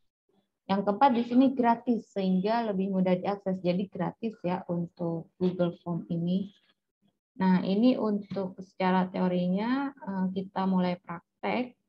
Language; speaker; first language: Indonesian; native; Indonesian